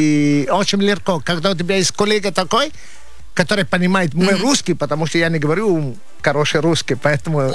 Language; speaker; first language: Russian; non-native, learner; Italian